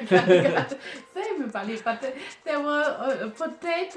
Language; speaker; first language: English; non-native, learner; German